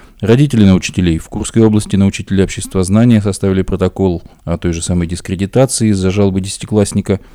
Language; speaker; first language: Russian; native; Russian